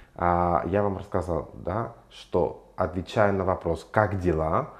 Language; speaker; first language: Russian; non-native, fluent; Spanish